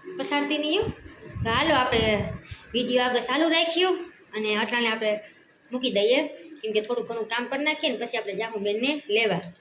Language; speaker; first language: Gujarati; native; Gujarati